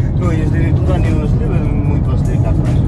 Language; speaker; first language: Russian; non-native, learner; Hindi